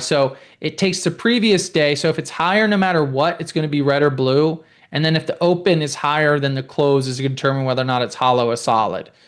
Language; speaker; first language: English; native; English